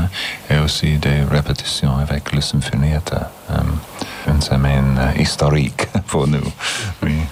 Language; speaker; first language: French; non-native, fluent; English